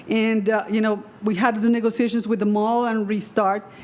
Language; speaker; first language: English; non-native, fluent; Spanish